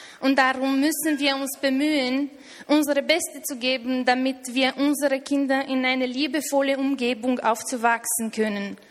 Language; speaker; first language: German; non-native, fluent; Romanian